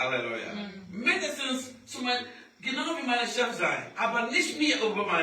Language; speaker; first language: German; non-native, learner; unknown